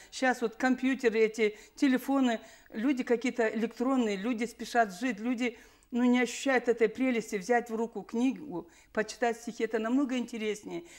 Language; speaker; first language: Russian; non-native, local second language; Karachay-Balkar